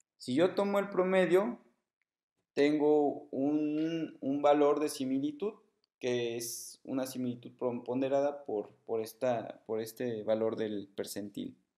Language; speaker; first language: Spanish; native; Spanish